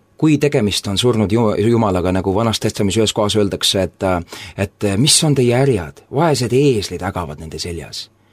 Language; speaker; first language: Estonian; native; Estonian